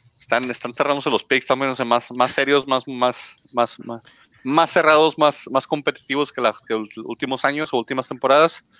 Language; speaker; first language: Spanish; native; Spanish